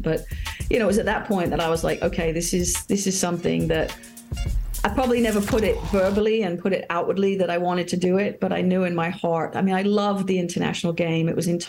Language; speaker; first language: English; native; English